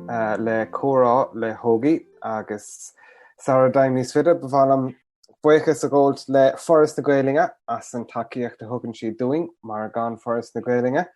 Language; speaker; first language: Irish; native; Irish